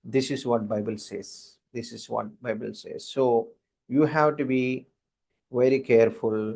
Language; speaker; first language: English; non-native, local second language; Telugu